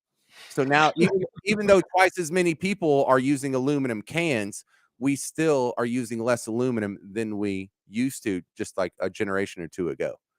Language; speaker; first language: English; native; English